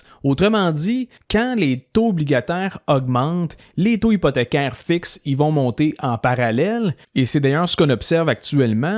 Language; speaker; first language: French; native; French